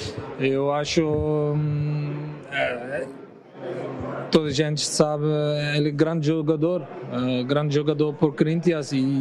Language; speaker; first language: Portuguese; non-native, learner; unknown